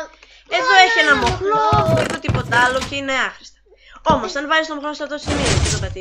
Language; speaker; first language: Greek; native; Greek